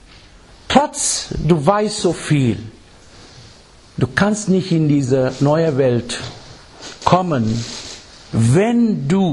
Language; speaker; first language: German; non-native, learner; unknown